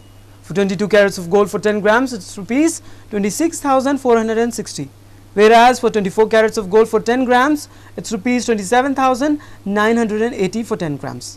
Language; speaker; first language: English; non-native, local second language; Urdu